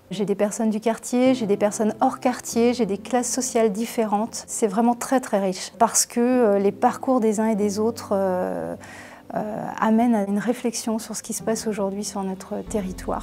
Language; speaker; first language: French; native; French